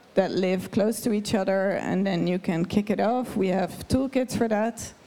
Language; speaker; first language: English; non-native, fluent; Dutch